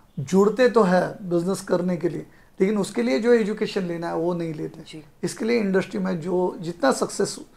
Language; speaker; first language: Hindi; non-native, local second language; Marathi